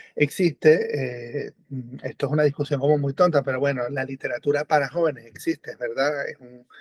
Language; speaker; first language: Spanish; native; Spanish